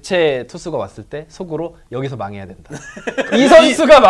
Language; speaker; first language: Korean; native; Korean